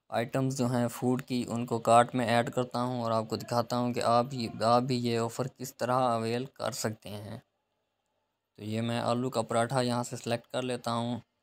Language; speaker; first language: Urdu; non-native, local second language; Punjabi